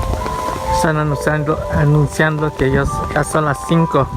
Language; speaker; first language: Spanish; early bilingual, heritage; Spanish